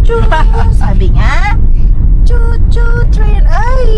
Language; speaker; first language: Filipino; native; Filipino